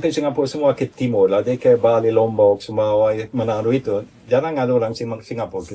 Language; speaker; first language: Indonesian; non-native, fluent; Swedish